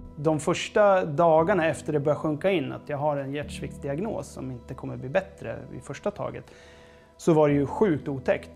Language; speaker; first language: Swedish; native; Swedish